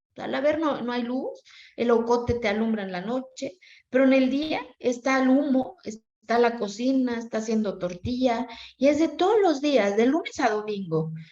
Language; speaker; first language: Spanish; non-native, local second language; Zapotec